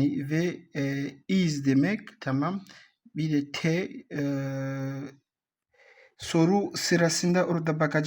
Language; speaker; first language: Turkish; non-native, learner; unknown